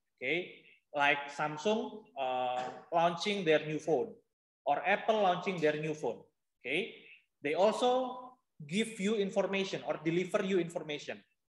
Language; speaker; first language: English; non-native, fluent; Indonesian